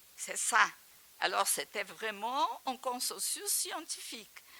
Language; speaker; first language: French; non-native, fluent; Portuguese